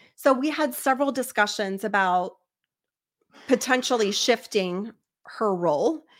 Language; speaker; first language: English; native; English